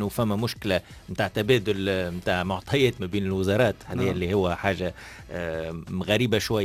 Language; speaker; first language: Arabic; native; Arabic